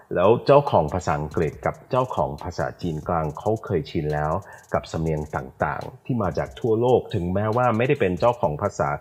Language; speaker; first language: Thai; non-native, fluent; English